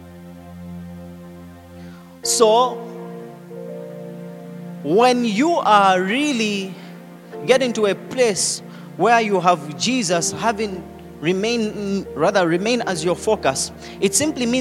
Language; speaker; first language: English; non-native, local second language; Nyanja